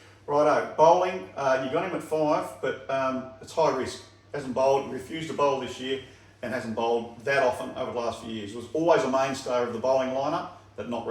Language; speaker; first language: English; native; English